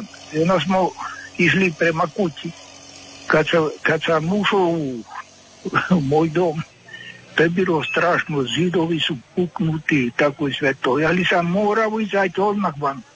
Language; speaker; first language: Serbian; early bilingual, heritage; Serbian